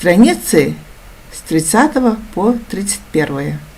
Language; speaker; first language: Russian; non-native, local second language; Kazakh